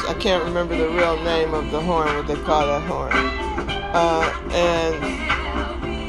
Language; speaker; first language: English; native; English